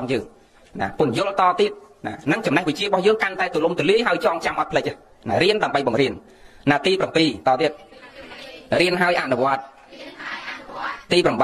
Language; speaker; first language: Khmer; native; Khmer